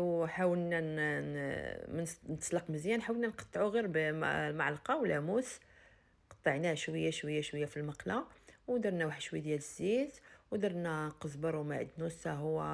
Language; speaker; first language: Arabic; native; Arabic